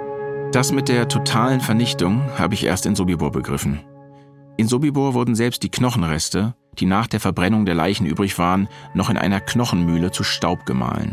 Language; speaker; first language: German; native; German